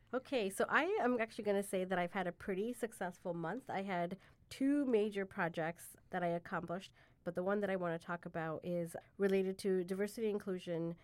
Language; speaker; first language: English; native; English